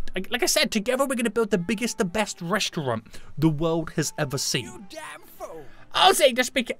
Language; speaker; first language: English; native; English